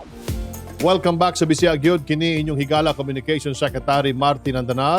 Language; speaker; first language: Cebuano; native; Cebuano